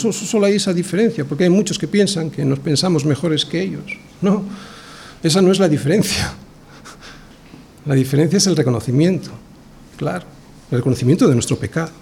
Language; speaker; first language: Spanish; native; Spanish